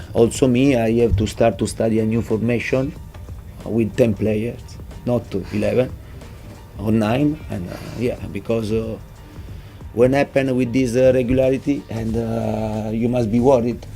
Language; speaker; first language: English; non-native, fluent; Italian